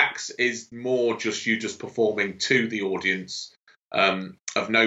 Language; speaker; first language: English; native; English